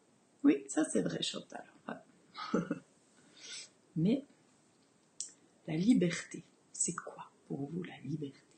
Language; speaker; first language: French; native; French